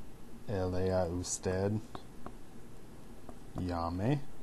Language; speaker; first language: Spanish; non-native, fluent; English